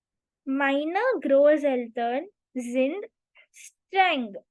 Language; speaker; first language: German; non-native, fluent; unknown